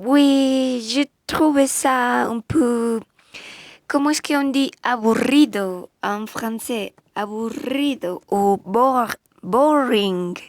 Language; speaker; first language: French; non-native, learner; Spanish